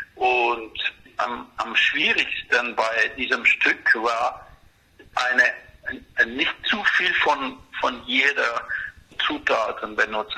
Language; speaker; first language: German; non-native, fluent; Spanish